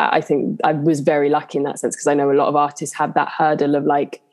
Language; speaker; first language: English; native; English